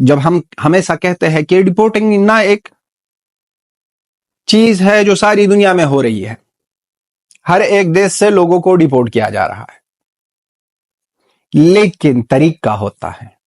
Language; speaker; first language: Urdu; non-native, fluent; Pashto